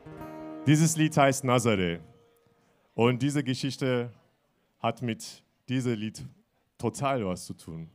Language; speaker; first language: German; non-native, fluent; Turkish